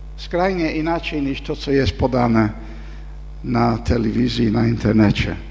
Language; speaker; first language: Polish; non-native, fluent; English